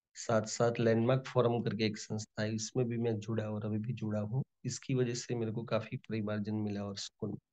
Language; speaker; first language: Hindi; non-native, local second language; Gujarati